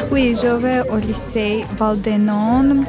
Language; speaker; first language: French; non-native, learner; Armenian